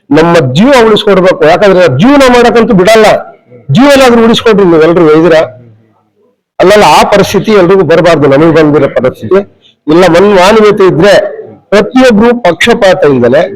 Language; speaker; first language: Kannada; native; Kannada